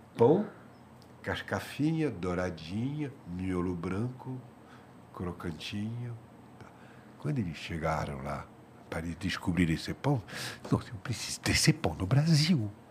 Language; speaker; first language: Portuguese; non-native, fluent; French